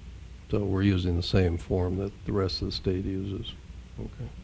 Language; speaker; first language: English; native; English